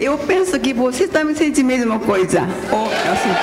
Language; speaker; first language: Portuguese; non-native, learner; Korean